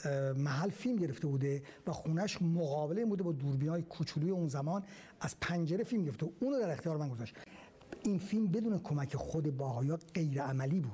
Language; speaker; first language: Persian; native; Persian